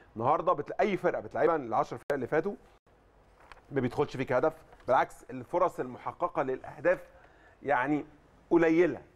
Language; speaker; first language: Arabic; native; Arabic